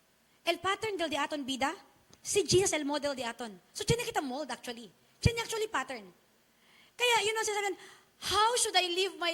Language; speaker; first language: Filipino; non-native, local second language; Chavacano